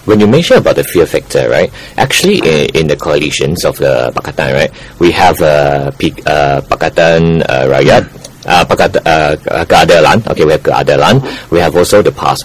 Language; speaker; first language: English; non-native, local second language; Chinese